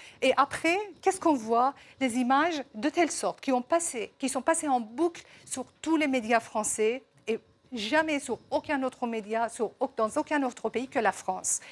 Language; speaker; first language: French; non-native, fluent; Persian